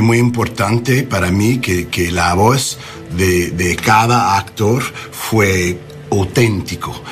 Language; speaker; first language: Spanish; non-native, learner; English